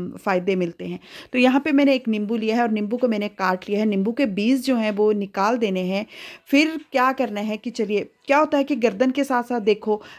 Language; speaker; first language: Hindi; native; Hindi